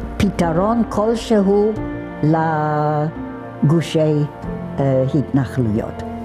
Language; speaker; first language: Hebrew; non-native, fluent; English